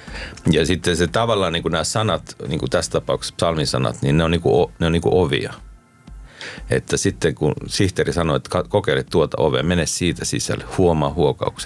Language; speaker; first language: Finnish; native; Finnish